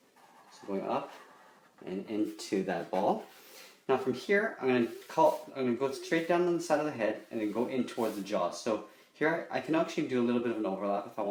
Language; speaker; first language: English; native; English